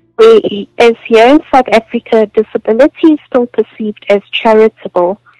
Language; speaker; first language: English; native; English